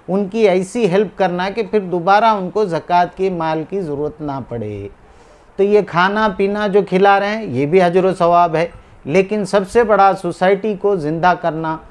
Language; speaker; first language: Hindi; native; Hindi